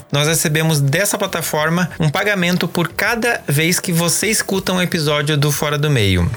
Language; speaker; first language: Portuguese; native; Portuguese